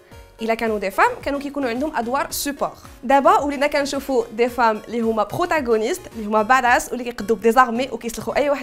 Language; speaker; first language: French; non-native, local second language; Arabic